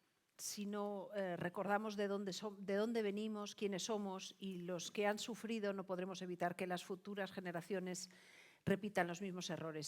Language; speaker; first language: Spanish; native; Spanish